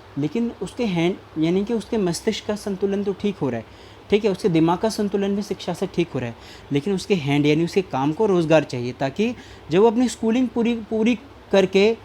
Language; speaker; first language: Hindi; native; Hindi